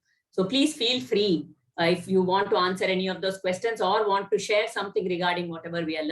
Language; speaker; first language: English; non-native, local second language; Kannada